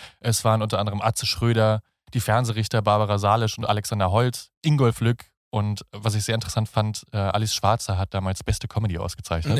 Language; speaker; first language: German; native; German